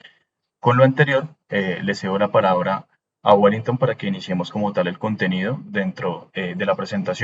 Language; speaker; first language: Spanish; native; Spanish